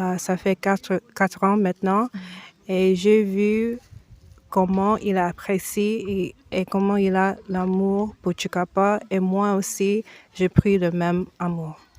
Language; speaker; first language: French; early bilingual, heritage; French